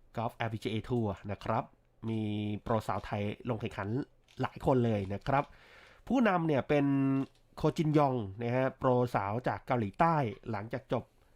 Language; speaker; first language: Thai; native; Thai